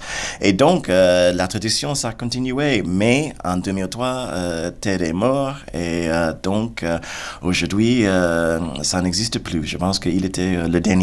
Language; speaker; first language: French; non-native, fluent; English